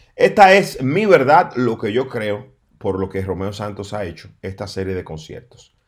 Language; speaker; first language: Spanish; native; Spanish